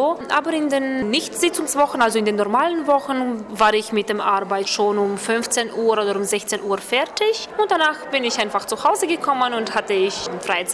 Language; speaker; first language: German; non-native, fluent; Romanian